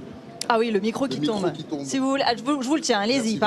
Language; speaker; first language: French; native; French